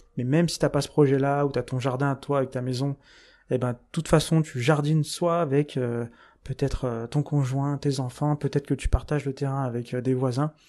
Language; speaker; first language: French; native; French